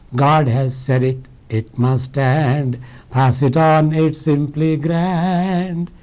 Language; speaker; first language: English; non-native, local second language; Telugu